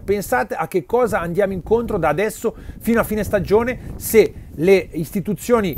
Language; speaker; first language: Italian; native; Italian